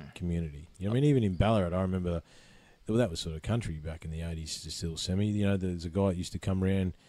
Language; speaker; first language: English; native; English